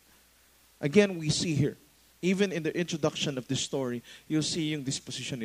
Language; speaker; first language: English; non-native, local second language; Filipino